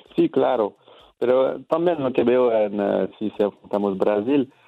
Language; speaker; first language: Spanish; non-native, fluent; French